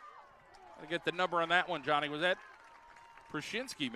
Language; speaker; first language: English; native; English